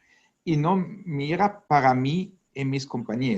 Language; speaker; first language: Portuguese; non-native, learner; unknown